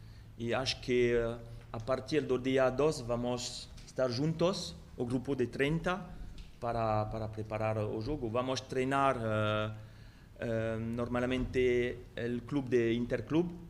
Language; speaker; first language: Portuguese; non-native, learner; French